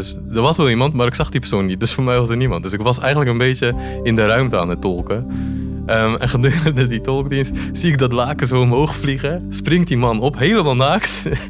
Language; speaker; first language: Dutch; early bilingual, other home language; Polish